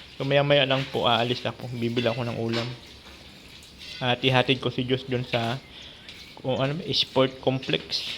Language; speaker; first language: Filipino; native; Filipino